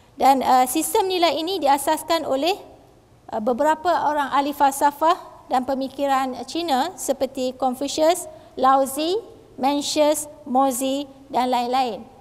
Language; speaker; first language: Malay; native; Malay